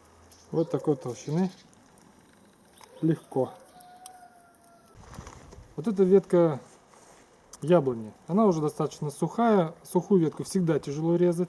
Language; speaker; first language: Russian; native; Russian